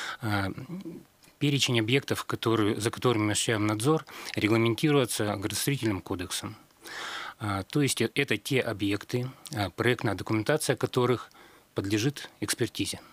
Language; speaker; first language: Russian; native; Russian